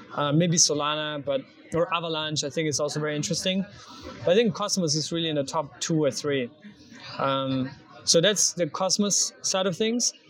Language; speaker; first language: English; non-native, fluent; German